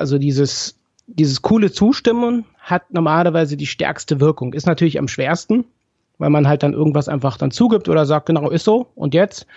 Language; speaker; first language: German; native; German